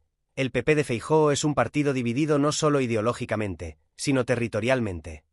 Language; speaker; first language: Spanish; native; Spanish